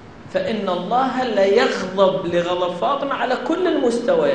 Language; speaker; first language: Arabic; native; Arabic